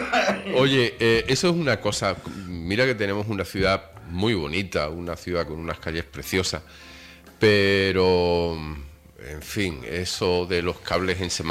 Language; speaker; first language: Spanish; native; Spanish